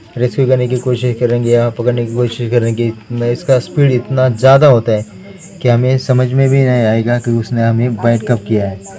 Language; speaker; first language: Hindi; non-native, local second language; Marathi